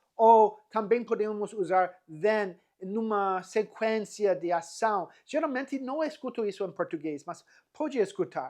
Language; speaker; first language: Portuguese; non-native, fluent; English